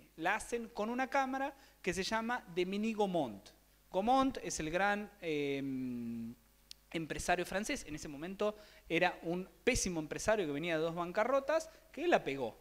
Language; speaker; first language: Spanish; native; Spanish